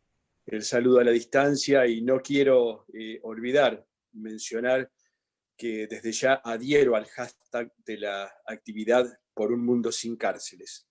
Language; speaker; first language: Spanish; native; Spanish